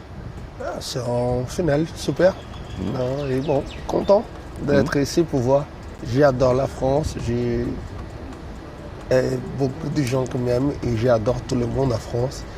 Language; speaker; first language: French; non-native, learner; Portuguese